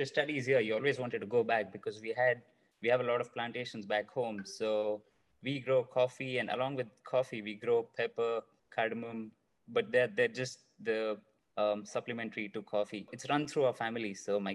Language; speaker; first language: English; non-native, local second language; Kannada